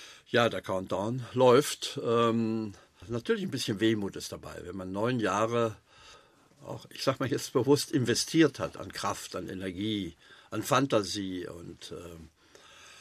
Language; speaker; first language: German; native; German